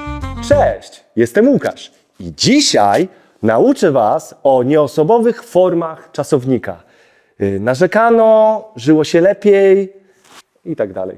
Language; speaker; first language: Polish; native; Polish